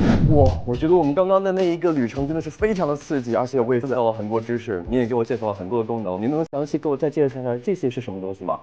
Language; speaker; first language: Chinese; native; Chinese